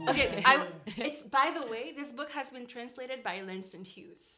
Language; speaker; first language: English; non-native, fluent; Haitian Creole